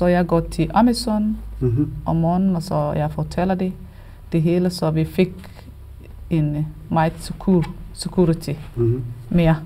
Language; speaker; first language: Danish; non-native, learner; Somali